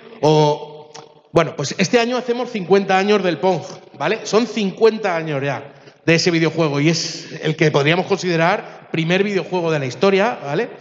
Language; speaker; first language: Spanish; early bilingual, other home language; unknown